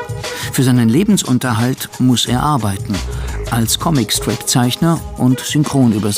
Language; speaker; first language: German; native; German